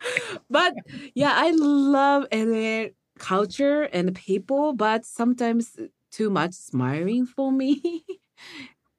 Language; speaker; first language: English; non-native, learner; Japanese